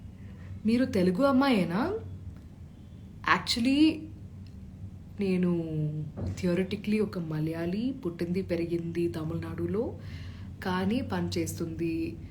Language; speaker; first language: Telugu; non-native, local second language; Malayalam